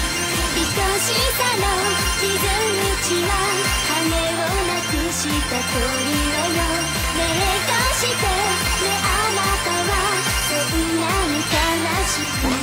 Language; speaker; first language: Japanese; native; Japanese